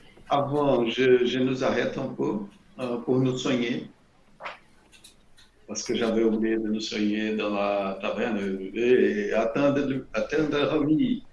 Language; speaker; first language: French; non-native, learner; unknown